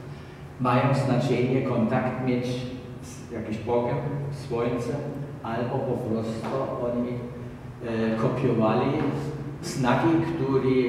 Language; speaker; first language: Polish; non-native, learner; German